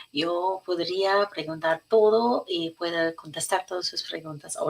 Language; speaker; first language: Spanish; non-native, learner; English